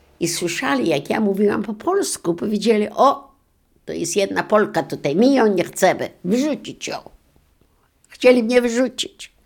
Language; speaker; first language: Polish; non-native, local second language; Yiddish